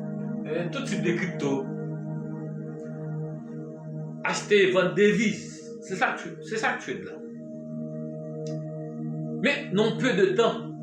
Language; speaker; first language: French; non-native, learner; Haitian Creole